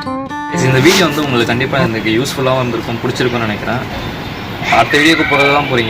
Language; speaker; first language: Tamil; native; Tamil